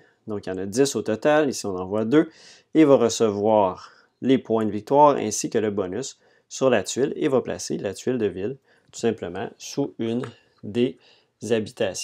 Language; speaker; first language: French; native; French